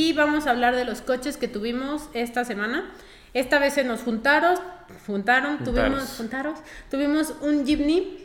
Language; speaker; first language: Spanish; native; Spanish